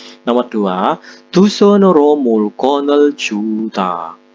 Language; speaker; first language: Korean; non-native, fluent; Indonesian